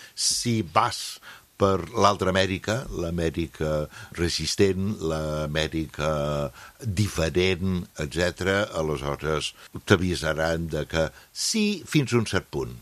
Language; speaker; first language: Catalan; non-native, fluent; English